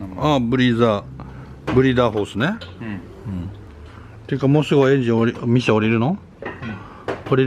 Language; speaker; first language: Japanese; native; Japanese